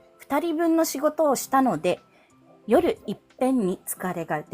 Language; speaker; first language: Japanese; non-native, fluent; Filipino